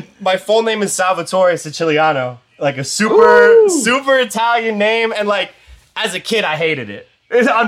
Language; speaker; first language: English; native; English